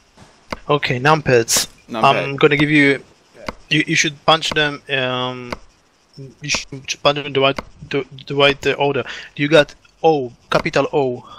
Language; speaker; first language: English; non-native, fluent; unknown